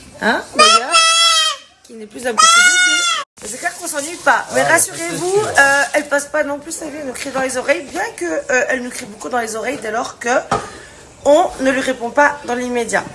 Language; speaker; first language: French; native; French